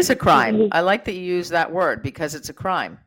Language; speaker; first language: English; native; English